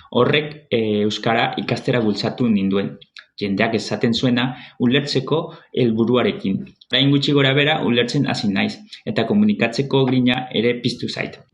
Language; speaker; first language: Basque; non-native, learner; Spanish